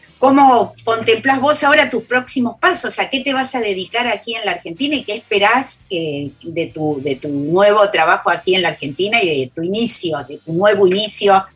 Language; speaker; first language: Spanish; native; Spanish